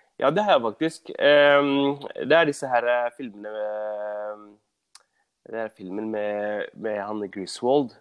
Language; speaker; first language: Norwegian; early bilingual, other home language; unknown